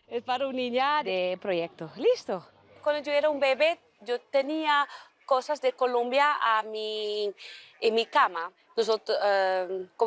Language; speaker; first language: Spanish; non-native, learner; Dutch